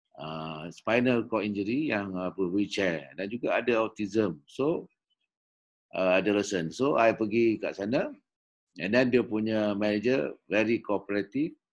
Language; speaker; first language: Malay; native; Malay